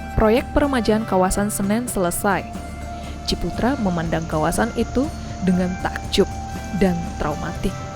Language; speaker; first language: Indonesian; native; Indonesian